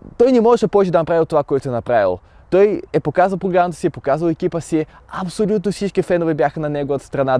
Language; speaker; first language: Bulgarian; early bilingual, other home language; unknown